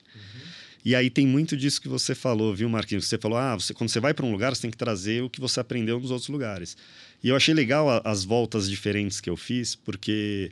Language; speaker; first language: Portuguese; native; Portuguese